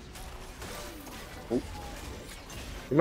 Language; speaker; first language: Spanish; native; Spanish